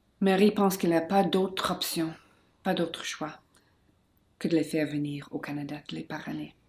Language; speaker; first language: French; non-native, local second language; English